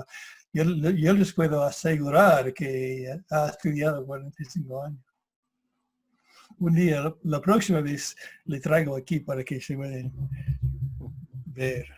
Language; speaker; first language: Spanish; non-native, fluent; English